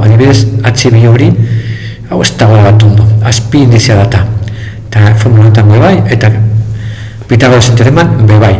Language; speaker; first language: Basque; non-native, local second language; Spanish